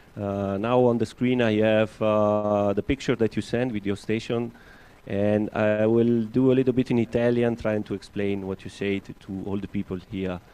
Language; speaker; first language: English; non-native, fluent; Italian